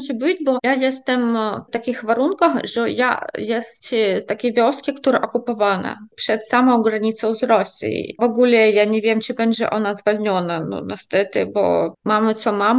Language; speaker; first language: Polish; non-native, fluent; Ukrainian